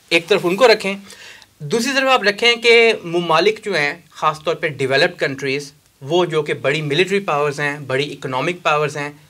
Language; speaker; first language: Urdu; native; Urdu